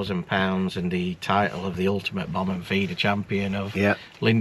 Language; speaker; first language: English; native; English